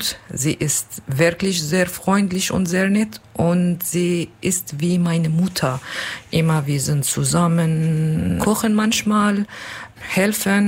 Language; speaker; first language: German; non-native, learner; Kurdish